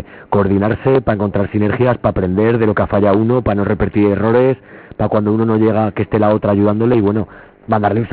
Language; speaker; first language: Spanish; native; Spanish